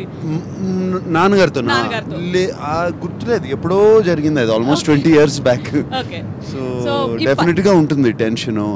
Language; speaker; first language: Telugu; native; Telugu